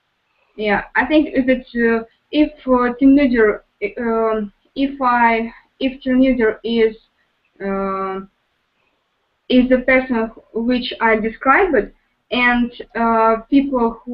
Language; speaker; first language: English; non-native, learner; Russian